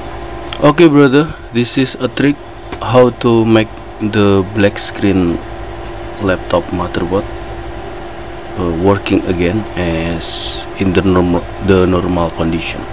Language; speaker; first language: English; non-native, learner; Indonesian